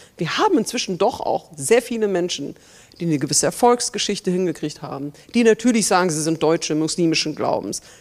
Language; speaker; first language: German; native; German